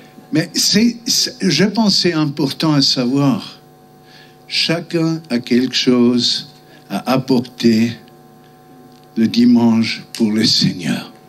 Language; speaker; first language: French; non-native, local second language; German